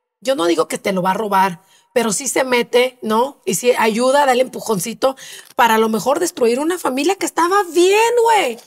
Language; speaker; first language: Spanish; native; Spanish